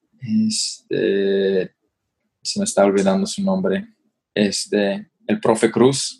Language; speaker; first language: Spanish; early bilingual, heritage; Spanish